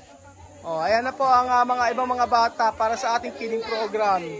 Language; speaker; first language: Filipino; native; Filipino